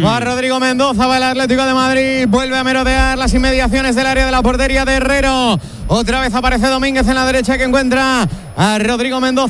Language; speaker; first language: Spanish; native; Spanish